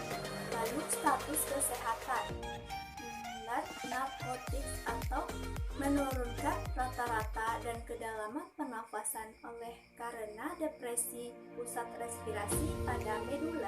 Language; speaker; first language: Indonesian; native; Indonesian